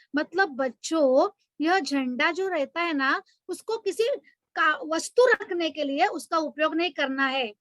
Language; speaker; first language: Hindi; non-native, local second language; Marathi